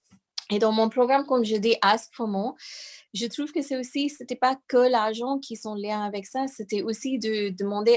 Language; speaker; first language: French; non-native, fluent; English